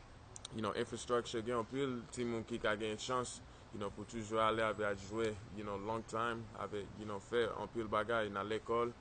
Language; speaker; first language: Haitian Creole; early bilingual, heritage; English